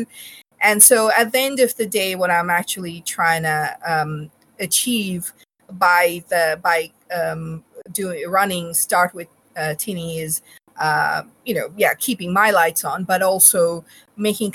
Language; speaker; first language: English; non-native, local second language; Bangla